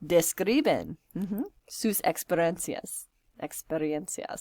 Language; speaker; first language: Spanish; non-native, fluent; English